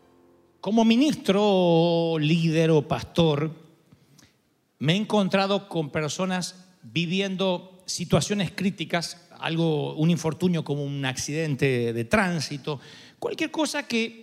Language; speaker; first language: Spanish; native; Spanish